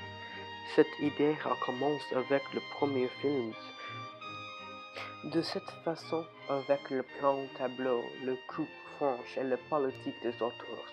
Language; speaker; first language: French; non-native, learner; English